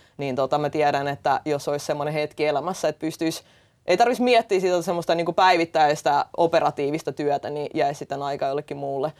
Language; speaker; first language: Finnish; early bilingual, other home language; Russian